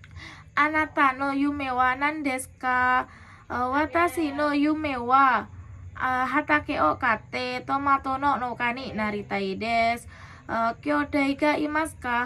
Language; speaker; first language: Japanese; non-native, learner; Indonesian